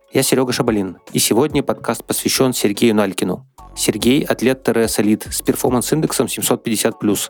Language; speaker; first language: Russian; native; Russian